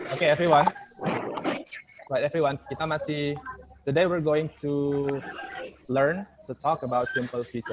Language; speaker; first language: English; non-native, fluent; Indonesian